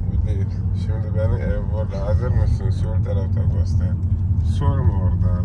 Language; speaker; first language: Turkish; non-native, fluent; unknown